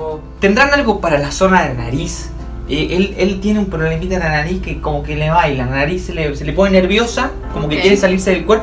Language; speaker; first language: Spanish; native; Spanish